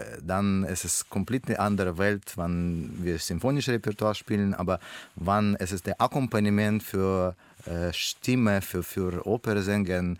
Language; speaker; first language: German; non-native, learner; Russian